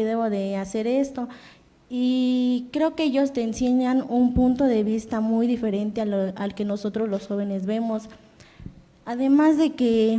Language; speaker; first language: Spanish; non-native, local second language; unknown